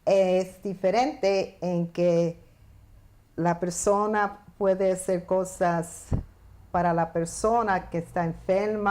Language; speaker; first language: Spanish; early bilingual, heritage; Spanish